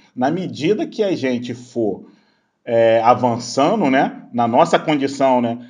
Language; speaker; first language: Portuguese; native; Portuguese